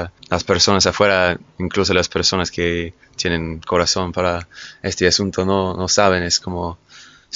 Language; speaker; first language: Spanish; non-native, fluent; English